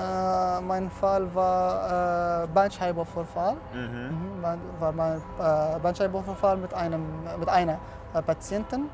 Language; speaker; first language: German; non-native, fluent; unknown